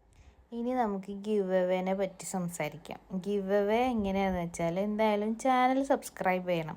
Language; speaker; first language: Malayalam; native; Malayalam